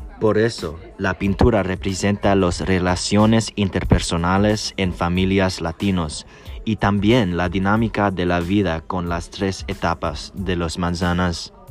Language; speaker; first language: Spanish; non-native, learner; English